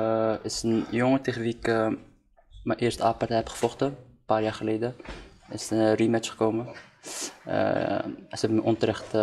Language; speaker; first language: Dutch; early bilingual, other home language; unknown